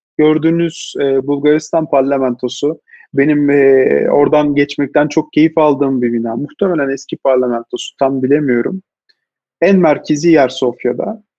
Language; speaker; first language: Turkish; native; Turkish